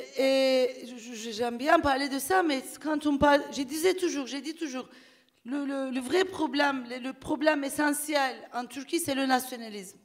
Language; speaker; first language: French; non-native, fluent; Turkish